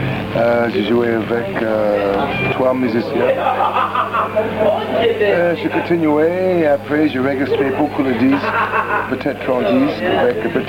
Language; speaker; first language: French; non-native, learner; English